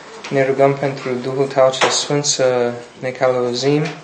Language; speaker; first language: Romanian; non-native, learner; English